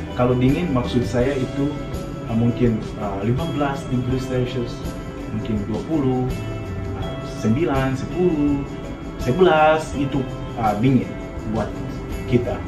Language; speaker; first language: Indonesian; non-native, fluent; Nyanja